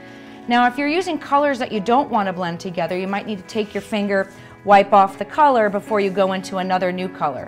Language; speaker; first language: English; native; English